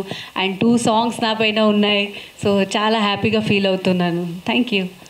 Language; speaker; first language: Telugu; non-native, fluent; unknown